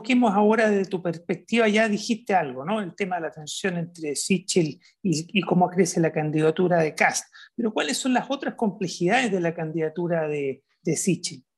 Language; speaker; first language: Spanish; native; Spanish